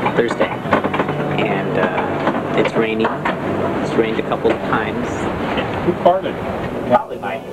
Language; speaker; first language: English; native; English